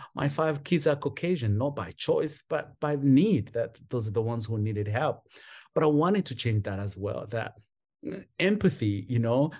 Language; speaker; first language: English; non-native, local second language; Kinyarwanda